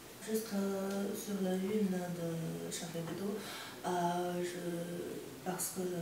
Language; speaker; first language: French; non-native, learner; Chinese